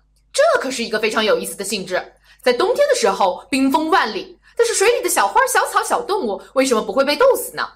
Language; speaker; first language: Chinese; native; Chinese